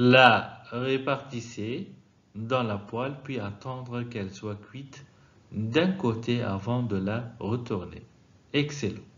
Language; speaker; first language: French; non-native, fluent; Arabic